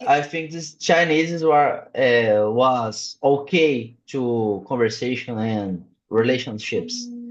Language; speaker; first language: English; non-native, learner; Portuguese